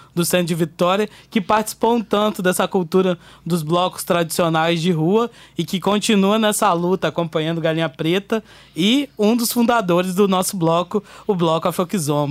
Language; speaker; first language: Portuguese; native; Portuguese